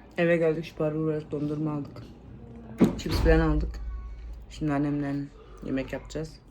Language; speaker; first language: Turkish; early bilingual, heritage; Turkish